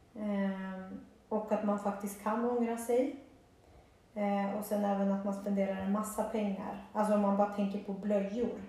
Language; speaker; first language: Swedish; early bilingual, other home language; Bosnian